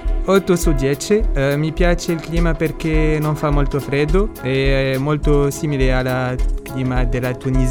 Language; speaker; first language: Italian; non-native, learner; Arabic